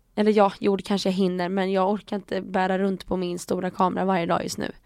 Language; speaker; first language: Swedish; non-native, fluent; Italian